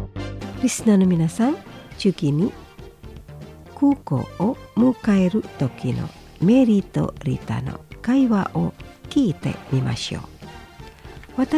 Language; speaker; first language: Japanese; non-native, fluent; Indonesian